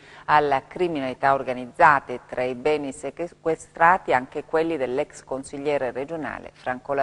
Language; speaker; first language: Italian; native; Italian